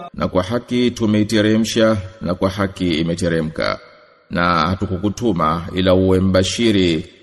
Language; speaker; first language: Swahili; native; Swahili